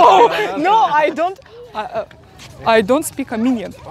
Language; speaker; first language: English; non-native, learner; Russian